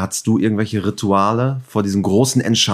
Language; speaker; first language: German; native; German